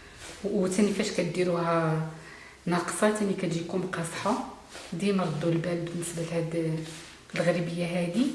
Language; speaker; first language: Arabic; native; Arabic